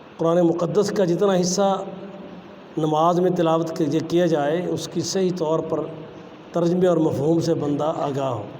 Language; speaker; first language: Urdu; non-native, local second language; Punjabi